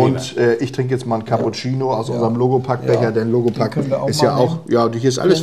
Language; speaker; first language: German; native; German